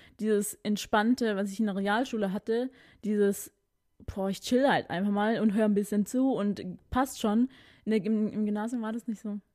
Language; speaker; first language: German; early bilingual, other home language; Filipino